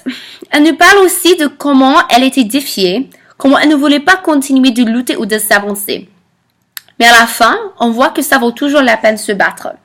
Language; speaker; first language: French; non-native, fluent; English